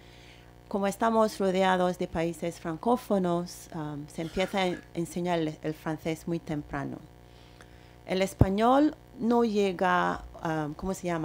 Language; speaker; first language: Spanish; non-native, fluent; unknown